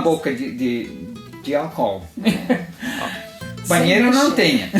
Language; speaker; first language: Portuguese; non-native, fluent; Italian